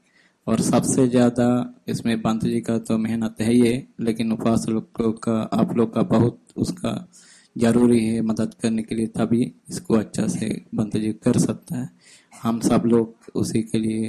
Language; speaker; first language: Hindi; non-native, fluent; Sinhala